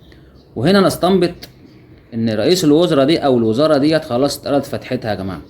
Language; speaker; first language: Arabic; native; Arabic